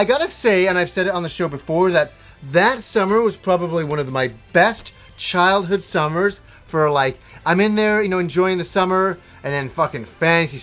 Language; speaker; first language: English; native; English